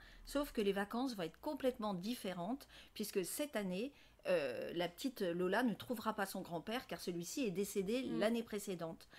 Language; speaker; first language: French; native; French